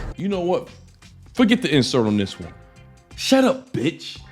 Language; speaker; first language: English; native; English